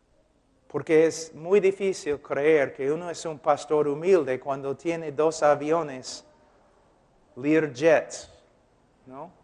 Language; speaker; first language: Spanish; non-native, fluent; English